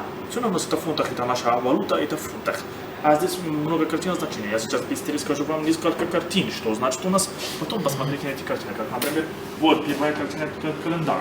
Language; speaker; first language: Russian; non-native, learner; Arabic